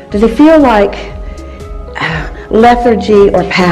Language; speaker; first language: English; native; English